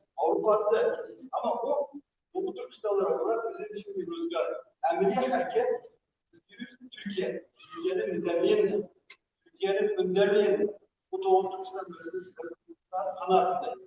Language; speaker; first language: Turkish; non-native, fluent; Uyghur